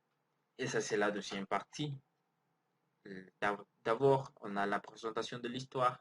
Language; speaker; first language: French; non-native, learner; Spanish